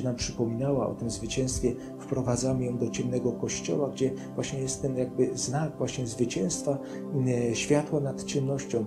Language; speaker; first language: Polish; native; Polish